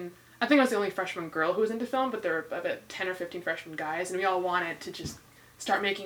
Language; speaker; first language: English; native; English